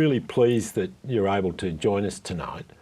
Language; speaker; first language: English; native; English